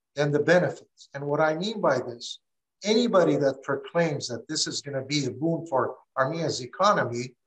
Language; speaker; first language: English; early bilingual, other home language; Armenian